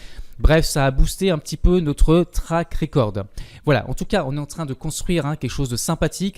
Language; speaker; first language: French; native; French